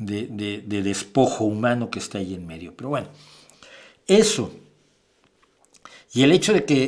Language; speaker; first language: Spanish; native; Spanish